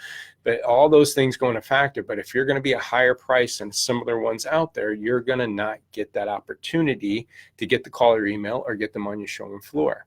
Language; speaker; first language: English; native; English